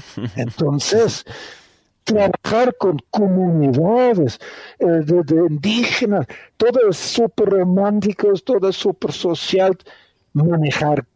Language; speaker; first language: Spanish; non-native, fluent; Dutch